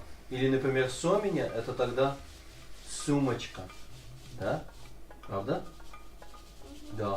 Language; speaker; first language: Russian; native; Russian